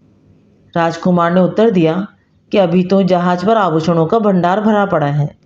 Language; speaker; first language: Hindi; native; Hindi